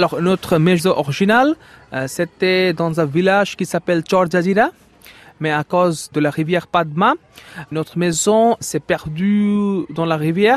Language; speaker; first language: French; non-native, fluent; Bangla